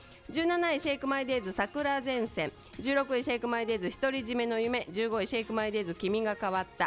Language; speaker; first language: Japanese; native; Japanese